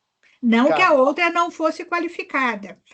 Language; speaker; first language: Portuguese; non-native, fluent; Spanish